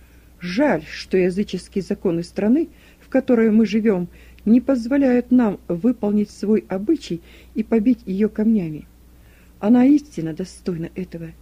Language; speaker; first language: Russian; native; Russian